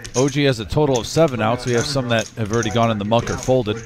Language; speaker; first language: English; native; English